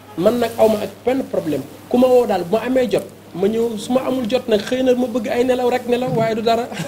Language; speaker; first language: Wolof; non-native, local second language; Fula